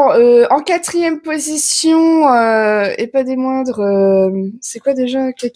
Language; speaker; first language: French; native; French